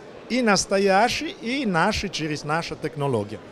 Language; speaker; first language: Russian; non-native, learner; Italian